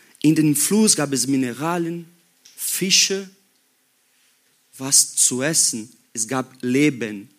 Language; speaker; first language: German; non-native, learner; Portuguese